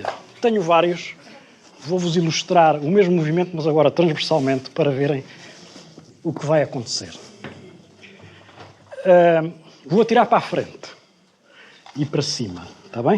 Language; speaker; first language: Portuguese; native; Portuguese